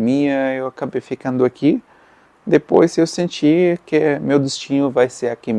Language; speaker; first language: Portuguese; non-native, fluent; Arabic